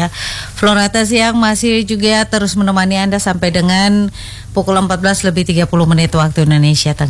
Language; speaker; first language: Indonesian; native; Indonesian